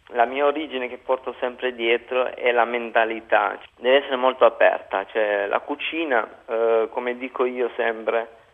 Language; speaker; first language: Italian; non-native, fluent; Albanian